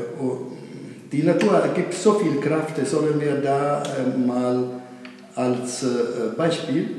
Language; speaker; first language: German; non-native, learner; Italian